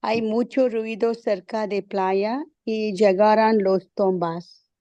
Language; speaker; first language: Spanish; non-native, learner; English